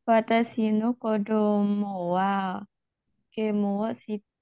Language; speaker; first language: Japanese; non-native, learner; Indonesian